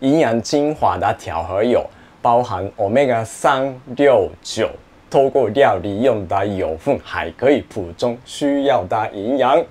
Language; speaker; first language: Chinese; non-native, fluent; Japanese